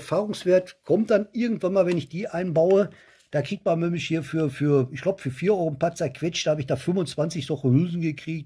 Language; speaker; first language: German; native; German